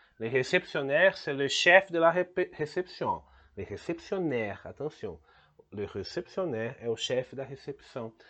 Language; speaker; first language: French; non-native, fluent; Portuguese